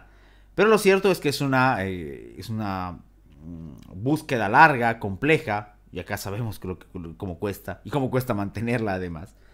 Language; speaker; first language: Spanish; native; Spanish